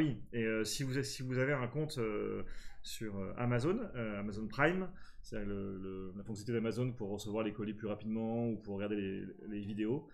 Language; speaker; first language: French; native; French